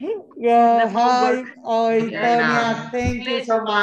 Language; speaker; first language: English; non-native, learner; Spanish